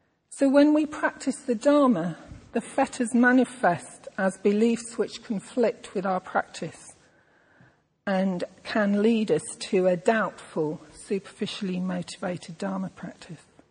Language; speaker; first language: English; native; English